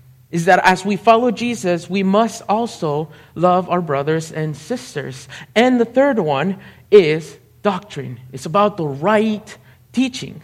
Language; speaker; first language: English; non-native, fluent; Spanish